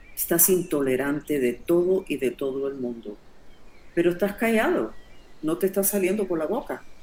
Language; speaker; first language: Spanish; non-native, fluent; English